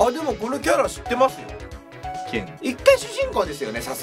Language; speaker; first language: Japanese; native; Japanese